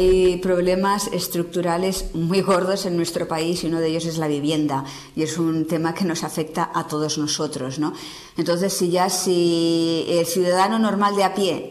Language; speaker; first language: Spanish; native; Spanish